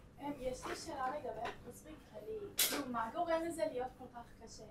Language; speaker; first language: Hebrew; native; Hebrew